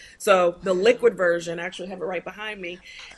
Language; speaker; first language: English; native; English